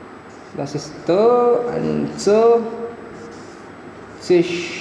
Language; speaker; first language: German; non-native, fluent; Marathi